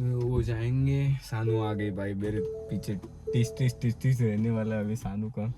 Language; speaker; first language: Hindi; non-native, local second language; Marathi